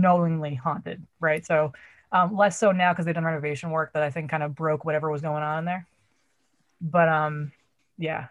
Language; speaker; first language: English; native; English